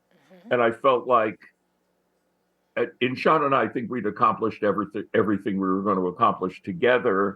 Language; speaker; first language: English; native; English